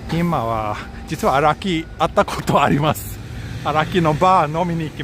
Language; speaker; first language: Japanese; non-native, fluent; Swedish